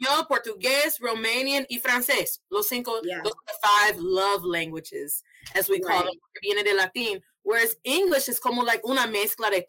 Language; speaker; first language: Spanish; non-native, fluent; English